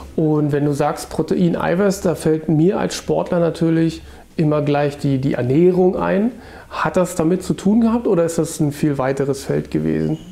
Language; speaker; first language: German; native; German